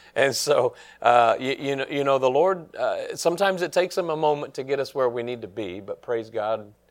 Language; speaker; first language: English; native; English